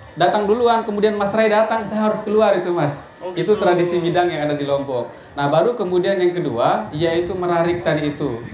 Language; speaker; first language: Indonesian; native; Indonesian